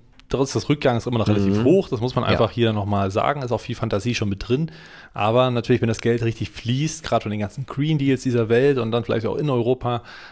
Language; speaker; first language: German; native; German